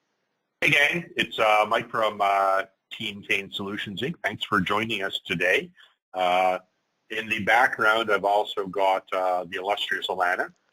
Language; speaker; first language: English; native; English